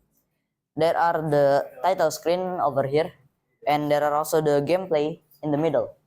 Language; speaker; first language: English; non-native, learner; Indonesian